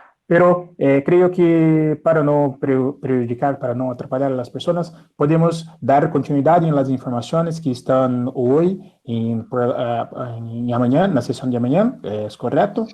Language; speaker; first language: Spanish; non-native, fluent; Portuguese